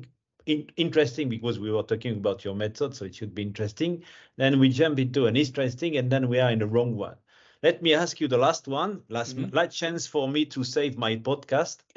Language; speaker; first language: English; non-native, fluent; French